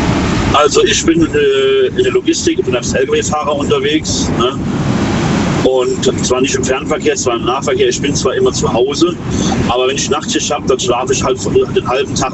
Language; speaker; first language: German; native; German